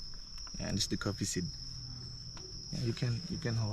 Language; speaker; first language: English; non-native, local second language; Indonesian